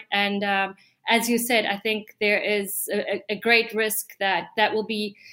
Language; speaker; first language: English; non-native, fluent; German